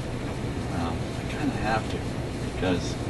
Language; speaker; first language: English; native; English